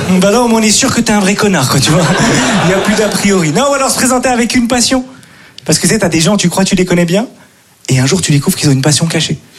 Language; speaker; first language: French; native; French